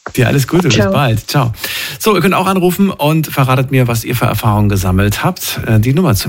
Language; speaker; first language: German; native; German